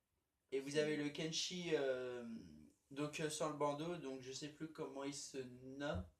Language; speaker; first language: French; native; French